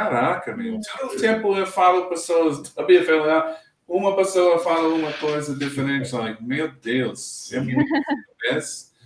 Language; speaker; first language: Portuguese; non-native, learner; English